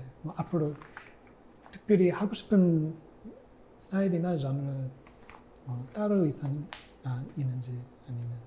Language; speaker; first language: Korean; non-native, fluent; English